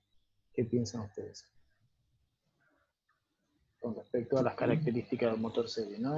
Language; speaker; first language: Spanish; native; Spanish